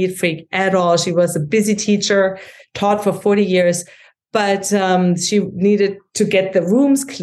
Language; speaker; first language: English; non-native, fluent; German